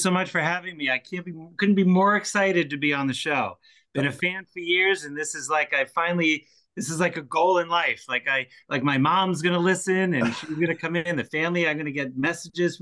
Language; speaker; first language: English; native; English